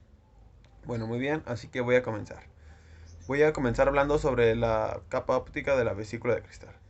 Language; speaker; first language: Spanish; native; Spanish